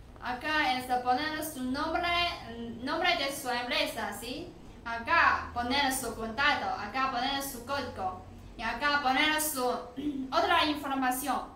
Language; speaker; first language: Spanish; non-native, learner; Chinese